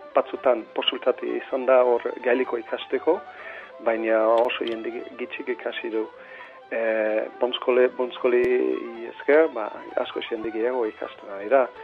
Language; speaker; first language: Basque; non-native, fluent; English